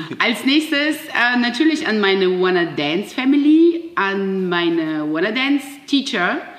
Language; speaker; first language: German; non-native, fluent; Russian